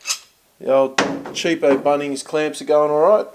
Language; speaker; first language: English; native; English